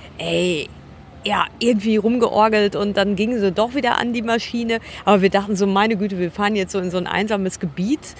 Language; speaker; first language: German; native; German